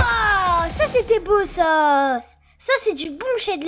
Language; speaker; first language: French; native; French